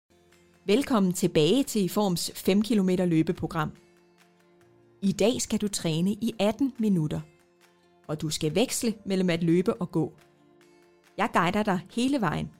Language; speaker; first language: Danish; native; Danish